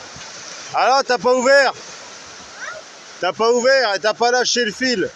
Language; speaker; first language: French; native; French